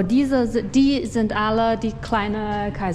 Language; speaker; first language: German; non-native, learner; Chinese